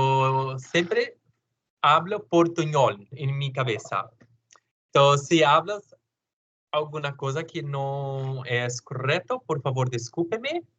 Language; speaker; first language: Spanish; non-native, learner; Portuguese